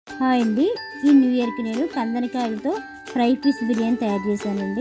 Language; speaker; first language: Telugu; native; Telugu